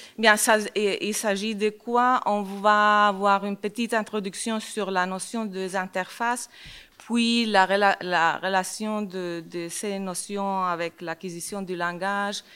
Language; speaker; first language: French; non-native, fluent; Spanish